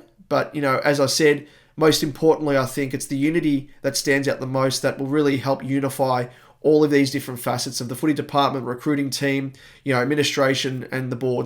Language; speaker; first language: English; native; English